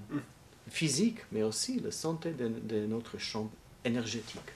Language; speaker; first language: French; non-native, learner; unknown